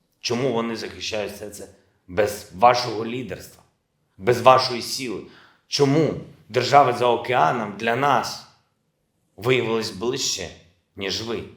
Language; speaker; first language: Ukrainian; non-native, local second language; Russian